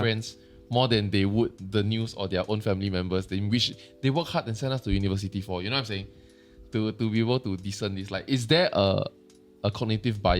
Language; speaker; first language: English; native; English